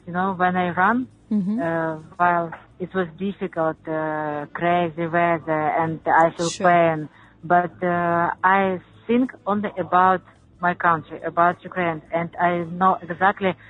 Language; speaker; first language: English; non-native, learner; Ukrainian